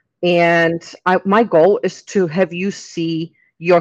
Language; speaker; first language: English; non-native, fluent; Czech